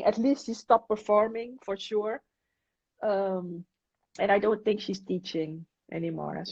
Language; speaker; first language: English; non-native, fluent; Dutch